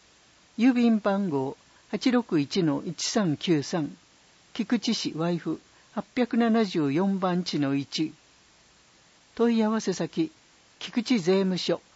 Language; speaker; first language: Japanese; native; Japanese